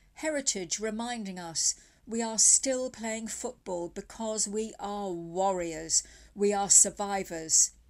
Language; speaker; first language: English; native; English